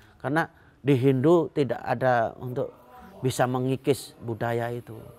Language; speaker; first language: Indonesian; non-native, local second language; Madurese